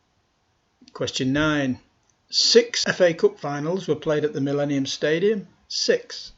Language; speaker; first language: English; native; English